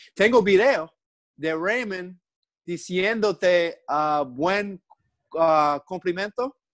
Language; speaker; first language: Spanish; non-native, learner; English